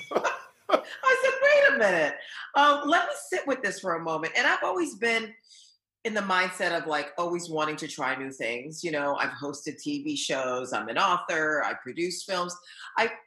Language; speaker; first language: English; early bilingual, other home language; Haitian Creole